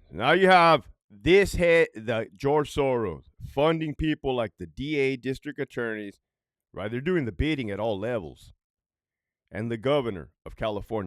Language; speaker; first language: English; native; English